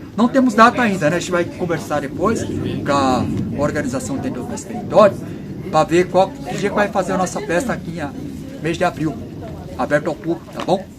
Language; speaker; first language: Portuguese; non-native, local second language; Guarani